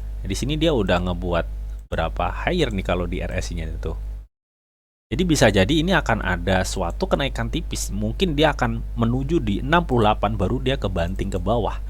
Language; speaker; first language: Indonesian; native; Indonesian